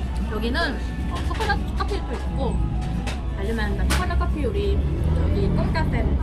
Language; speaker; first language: Korean; non-native, learner; Vietnamese